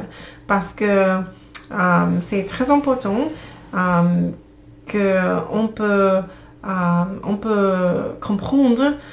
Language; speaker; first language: French; non-native, learner; English